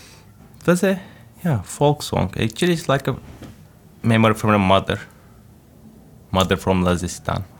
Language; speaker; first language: English; non-native, fluent; Turkish